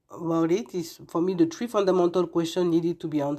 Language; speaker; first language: English; non-native, fluent; French